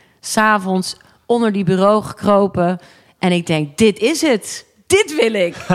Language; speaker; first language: Dutch; early bilingual, other home language; English